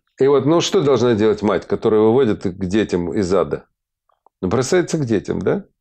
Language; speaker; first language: Russian; native; Russian